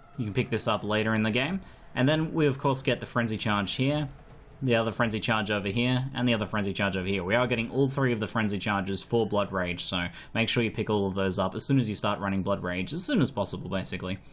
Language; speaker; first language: English; native; English